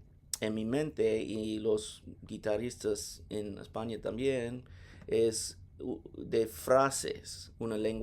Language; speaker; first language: Spanish; non-native, learner; English